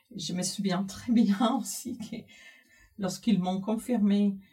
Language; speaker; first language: French; non-native, fluent; Spanish